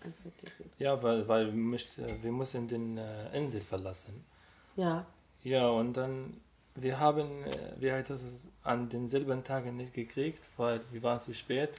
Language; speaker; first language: German; non-native, learner; Arabic